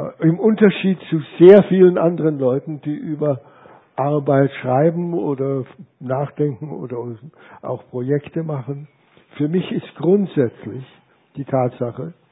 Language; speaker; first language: German; native; German